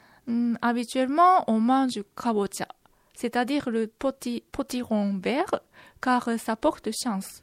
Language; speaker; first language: French; non-native, fluent; Japanese